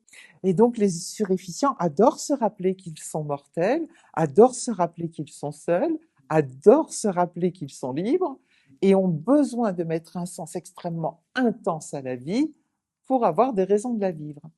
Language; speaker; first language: French; native; French